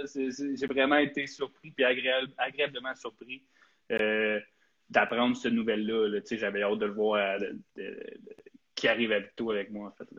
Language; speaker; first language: French; native; French